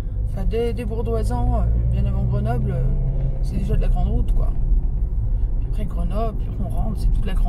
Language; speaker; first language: French; native; French